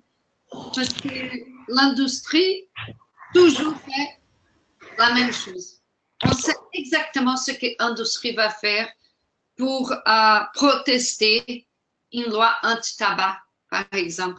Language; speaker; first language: French; non-native, fluent; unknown